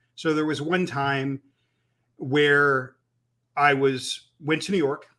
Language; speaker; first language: English; native; English